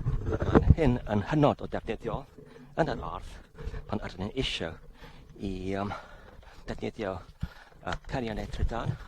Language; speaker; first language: Welsh; non-native, learner; English